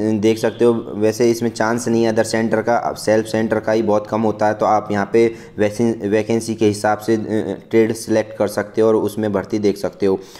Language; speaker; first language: Hindi; native; Hindi